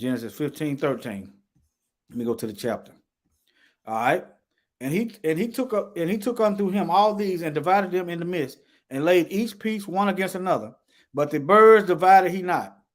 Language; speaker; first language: English; native; English